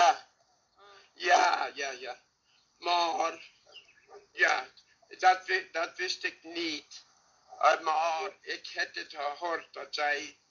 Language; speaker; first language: Dutch; non-native, learner; English